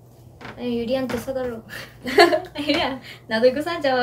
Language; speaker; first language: Korean; non-native, fluent; Japanese